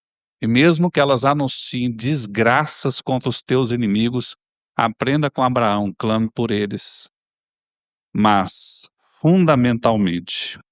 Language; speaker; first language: Portuguese; native; Portuguese